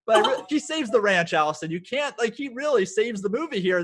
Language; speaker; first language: English; native; English